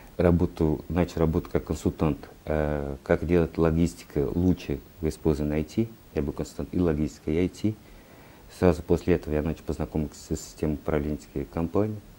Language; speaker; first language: Russian; non-native, learner; Portuguese